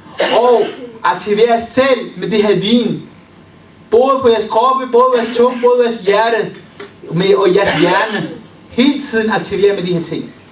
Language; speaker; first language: Danish; early bilingual, other home language; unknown